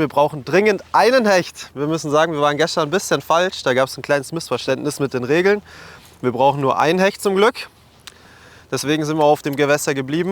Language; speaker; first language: German; native; German